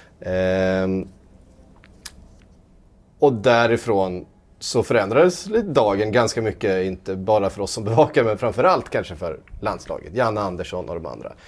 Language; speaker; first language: Swedish; native; Swedish